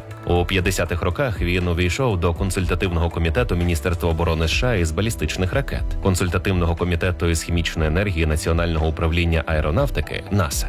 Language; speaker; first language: Ukrainian; native; Ukrainian